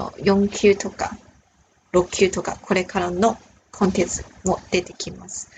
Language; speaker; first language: Japanese; non-native, fluent; Chinese